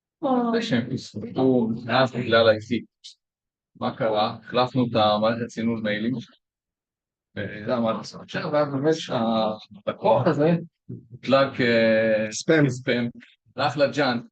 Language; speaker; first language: Hebrew; native; Hebrew